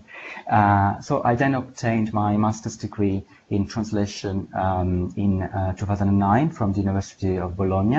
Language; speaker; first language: English; non-native, fluent; Italian